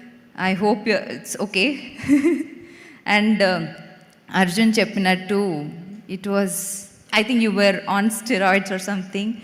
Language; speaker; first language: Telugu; non-native, learner; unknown